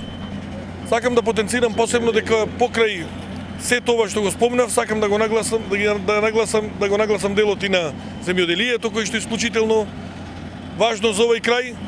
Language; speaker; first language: Macedonian; native; Macedonian